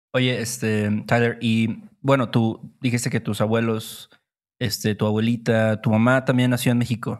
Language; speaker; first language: Spanish; native; Spanish